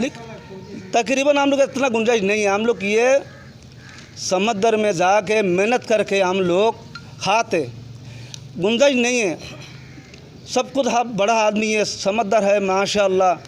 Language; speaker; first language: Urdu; non-native, local second language; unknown